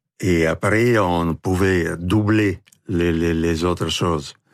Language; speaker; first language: French; non-native, fluent; Italian